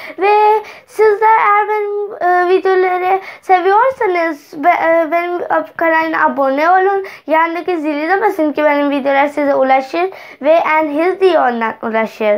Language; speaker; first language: Turkish; non-native, fluent; Urdu